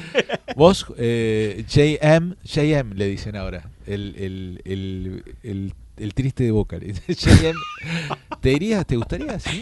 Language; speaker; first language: Spanish; native; Spanish